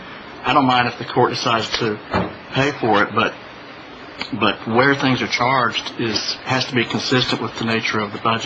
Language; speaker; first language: English; native; English